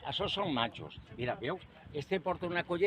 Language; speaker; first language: Catalan; native; Catalan